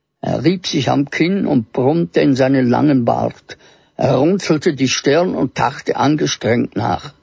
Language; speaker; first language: German; native; German